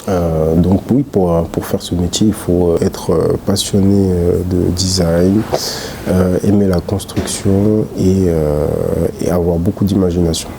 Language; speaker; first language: French; early bilingual, other home language; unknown